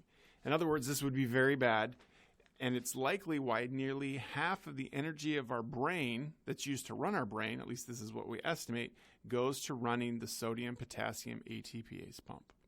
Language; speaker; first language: English; native; English